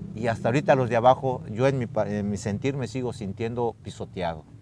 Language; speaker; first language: Spanish; native; Spanish